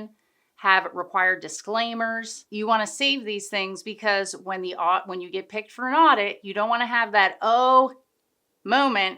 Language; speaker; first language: English; native; English